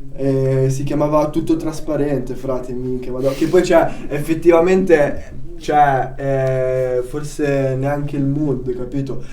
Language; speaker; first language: Italian; early bilingual, other home language; Albanian